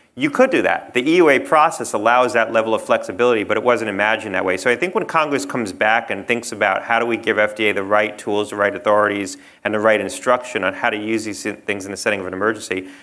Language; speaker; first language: English; native; English